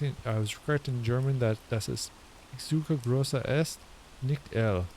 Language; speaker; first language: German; non-native, learner; English